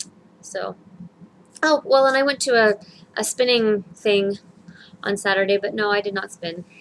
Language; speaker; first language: English; native; English